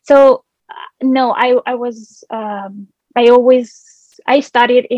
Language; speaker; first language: English; non-native, fluent; Spanish